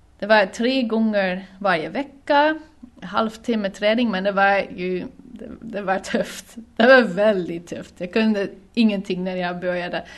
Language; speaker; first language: Swedish; non-native, fluent; Dutch